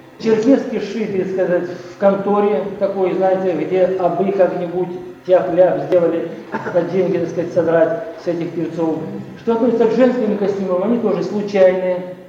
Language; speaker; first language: Russian; native; Russian